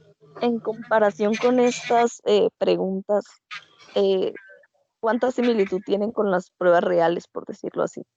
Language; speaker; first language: Spanish; native; Spanish